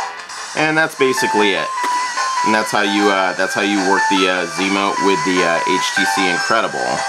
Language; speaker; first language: English; native; English